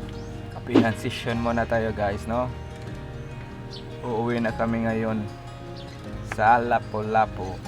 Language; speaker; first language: Filipino; non-native, local second language; Cebuano